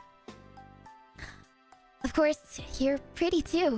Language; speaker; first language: English; native; English